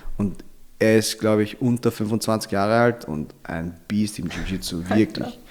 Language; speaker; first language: German; early bilingual, other home language; Filipino